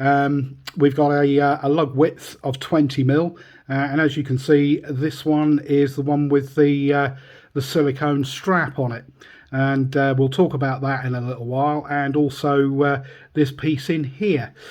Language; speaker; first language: English; native; English